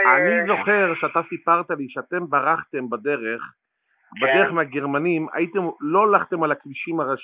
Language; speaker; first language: Hebrew; native; Hebrew